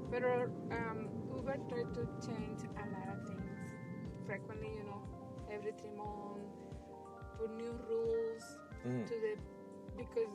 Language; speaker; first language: English; non-native, learner; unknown